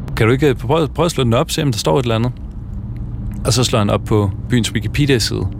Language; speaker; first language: Danish; native; Danish